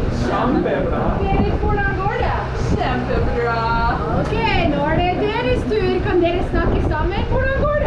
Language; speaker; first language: Norwegian; non-native, fluent; English